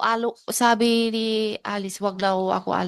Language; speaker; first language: Filipino; non-native, learner; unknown